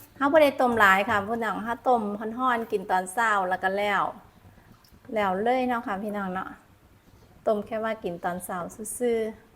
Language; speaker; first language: Thai; non-native, local second language; Northeastern Thai